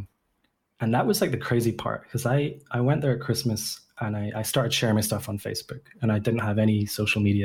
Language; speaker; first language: English; native; English